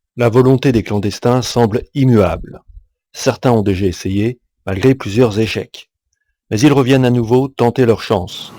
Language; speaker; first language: French; native; French